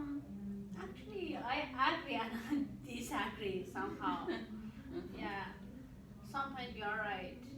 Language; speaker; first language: English; non-native, learner; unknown